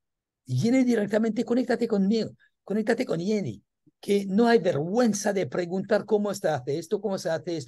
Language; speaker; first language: Spanish; non-native, learner; French